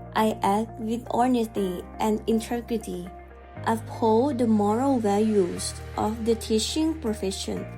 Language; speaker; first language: English; non-native, fluent; Thai